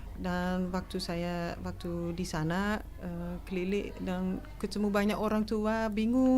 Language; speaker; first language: Indonesian; non-native, fluent; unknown